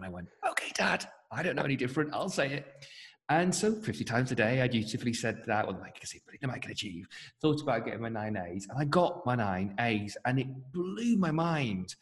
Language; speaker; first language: English; native; English